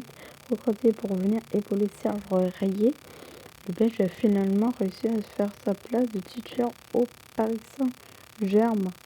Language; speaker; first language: French; native; French